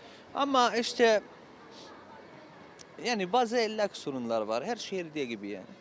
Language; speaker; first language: Turkish; non-native, fluent; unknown